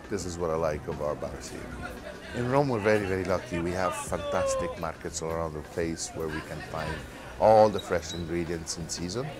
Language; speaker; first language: English; non-native, fluent; Italian